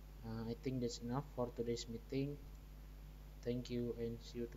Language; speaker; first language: English; non-native, learner; Indonesian